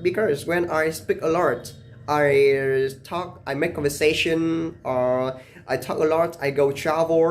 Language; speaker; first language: English; non-native, learner; Vietnamese